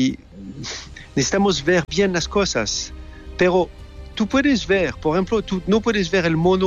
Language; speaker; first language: Spanish; non-native, fluent; French